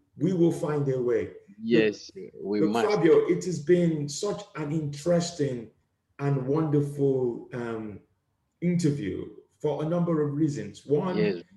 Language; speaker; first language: English; non-native, fluent; Italian